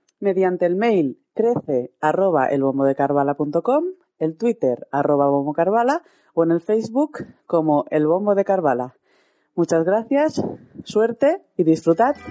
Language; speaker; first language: Spanish; native; Spanish